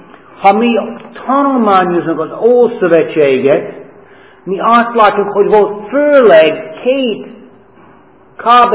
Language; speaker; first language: Hungarian; non-native, fluent; English